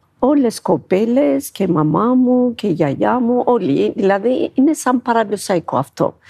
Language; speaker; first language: Greek; non-native, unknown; Amharic